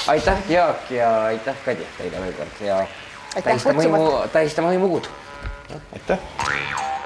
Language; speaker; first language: Estonian; native; Estonian